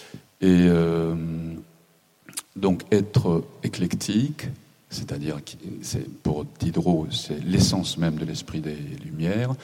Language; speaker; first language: French; non-native, fluent; Japanese